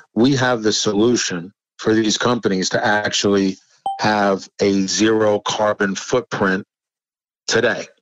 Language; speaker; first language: English; native; English